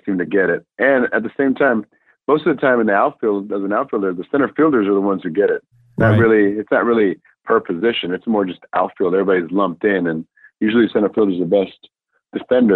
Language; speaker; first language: English; non-native, fluent; Spanish